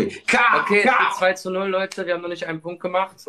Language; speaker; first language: German; early bilingual, other home language; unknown